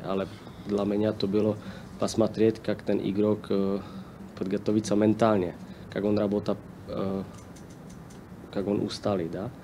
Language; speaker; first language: Russian; non-native, learner; Slovak